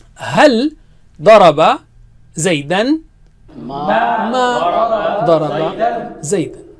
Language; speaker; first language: Arabic; non-native, fluent; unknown